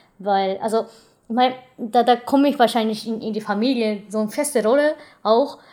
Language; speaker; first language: German; non-native, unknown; Japanese